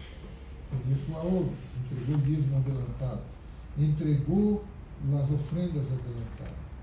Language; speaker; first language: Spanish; non-native, fluent; Portuguese